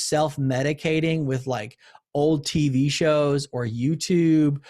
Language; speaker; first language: English; native; English